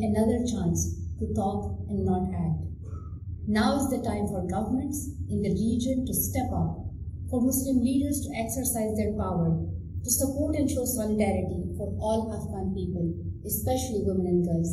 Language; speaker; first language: English; non-native, local second language; Pashto